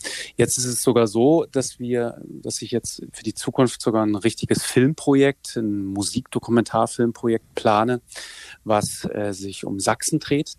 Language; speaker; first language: German; native; German